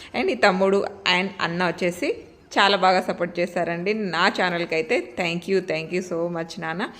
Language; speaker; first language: Telugu; non-native, local second language; Lambadi